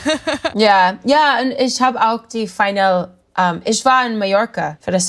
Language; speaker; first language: German; non-native, learner; English